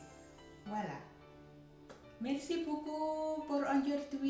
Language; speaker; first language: French; non-native, learner; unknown